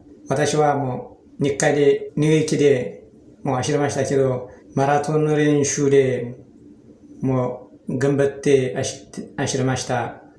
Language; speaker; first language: Japanese; non-native, learner; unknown